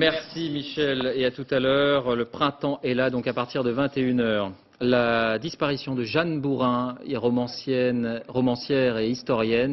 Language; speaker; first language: French; native; French